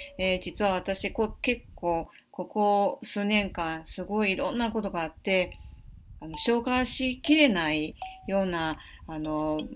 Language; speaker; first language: Japanese; non-native, fluent; Chinese